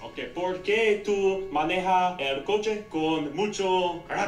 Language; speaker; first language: Spanish; non-native, learner; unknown